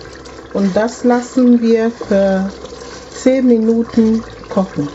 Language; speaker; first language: German; non-native, fluent; Akan